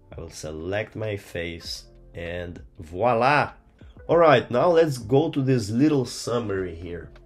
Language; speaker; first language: English; non-native, fluent; Portuguese